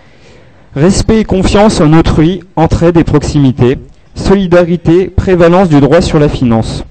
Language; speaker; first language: French; native; French